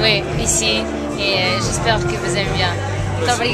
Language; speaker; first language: French; non-native, learner; Portuguese